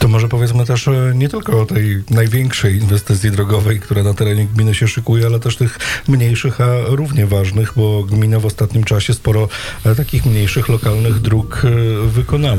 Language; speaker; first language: Polish; native; Polish